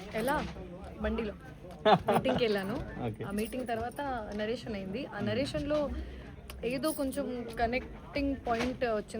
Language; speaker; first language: Telugu; non-native, fluent; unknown